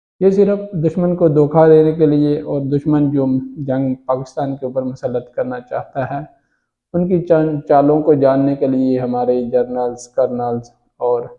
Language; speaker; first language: Urdu; native; Urdu